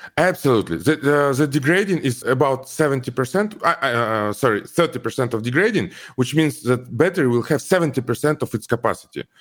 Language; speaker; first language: English; non-native, fluent; Kazakh